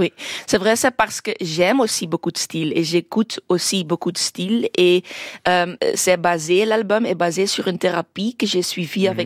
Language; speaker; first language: French; non-native, local second language; Dutch